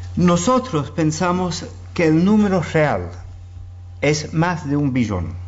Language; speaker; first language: Spanish; non-native, fluent; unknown